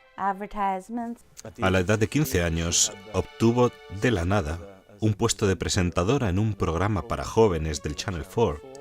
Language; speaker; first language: Spanish; non-native, fluent; English